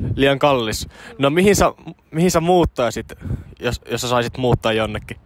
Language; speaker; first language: Finnish; native; Finnish